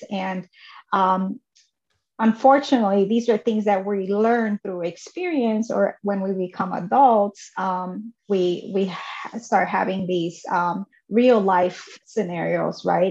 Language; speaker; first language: English; native; English